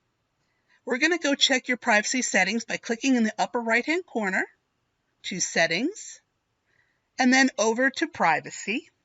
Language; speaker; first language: English; native; English